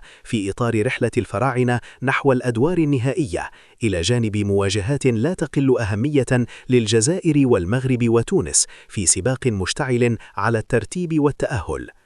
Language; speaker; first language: Arabic; native; Arabic